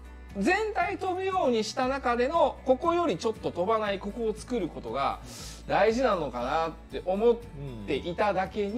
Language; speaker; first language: Japanese; native; Japanese